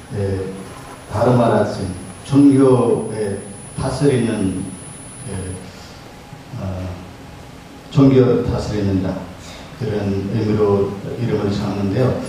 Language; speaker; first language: Korean; non-native, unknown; Nepali